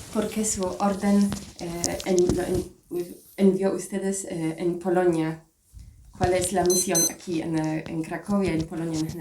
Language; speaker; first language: Spanish; non-native, fluent; Polish